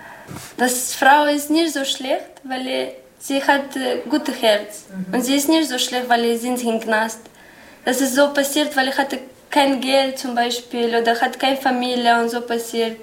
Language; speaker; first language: German; non-native, learner; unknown